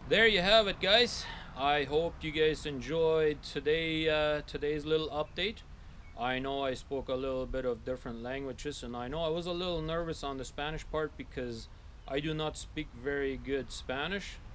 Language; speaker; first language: English; non-native, fluent; Low German